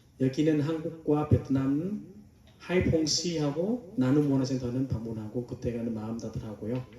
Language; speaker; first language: Korean; non-native, learner; Vietnamese